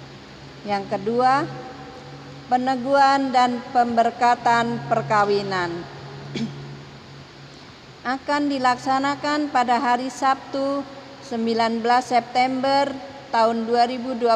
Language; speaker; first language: Indonesian; native; Indonesian